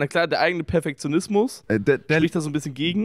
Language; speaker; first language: German; native; German